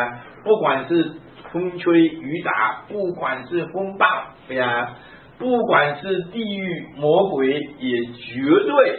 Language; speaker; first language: Chinese; native; Chinese